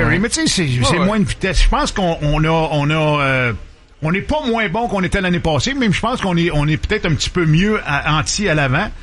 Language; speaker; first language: French; native; French